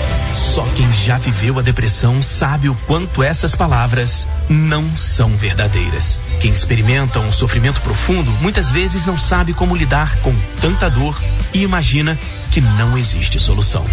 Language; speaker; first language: Portuguese; native; Portuguese